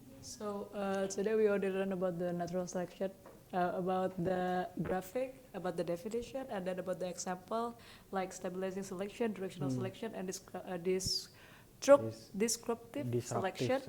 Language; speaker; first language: English; non-native, learner; Indonesian